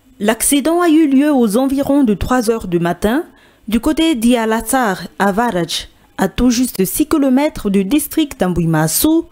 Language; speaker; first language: French; non-native, local second language; Malagasy